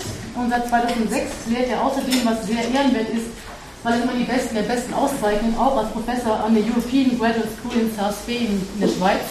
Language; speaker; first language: German; native; German